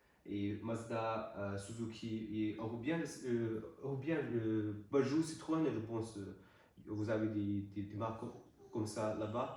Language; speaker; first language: French; non-native, learner; Chinese